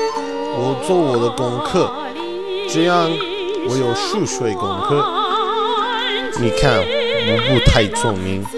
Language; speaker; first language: Chinese; non-native, learner; English